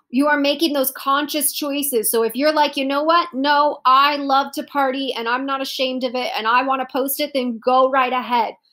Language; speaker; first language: English; native; English